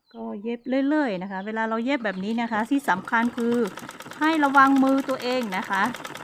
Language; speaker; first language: Thai; non-native, local second language; Hmong